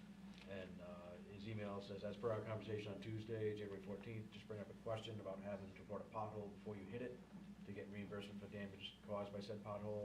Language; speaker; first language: English; native; English